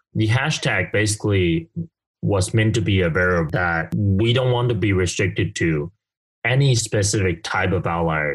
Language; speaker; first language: English; non-native, fluent; Chinese